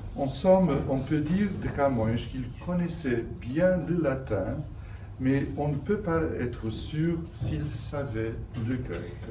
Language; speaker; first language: French; non-native, fluent; Portuguese